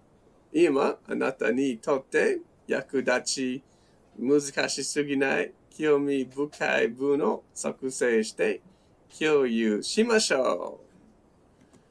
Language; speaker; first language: Japanese; non-native, learner; English